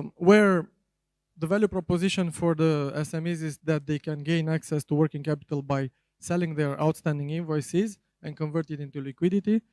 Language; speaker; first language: English; non-native, fluent; Romanian